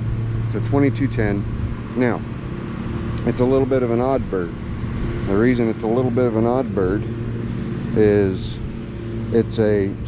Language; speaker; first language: English; native; English